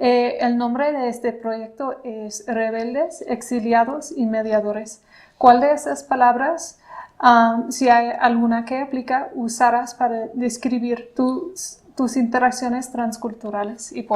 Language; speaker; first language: Spanish; non-native, fluent; English